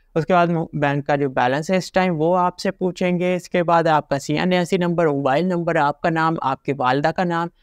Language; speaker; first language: Urdu; non-native, local second language; Punjabi